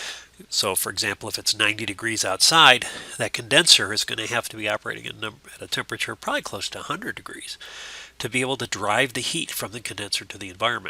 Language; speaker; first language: English; native; English